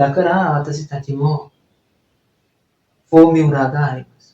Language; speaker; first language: Japanese; non-native, learner; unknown